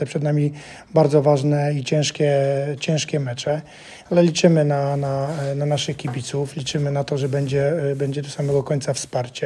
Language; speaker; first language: Polish; non-native, fluent; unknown